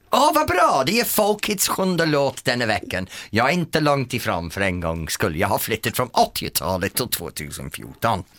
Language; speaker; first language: Swedish; non-native, fluent; English